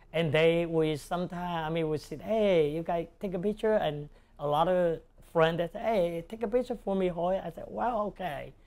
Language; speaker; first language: English; non-native, local second language; Cantonese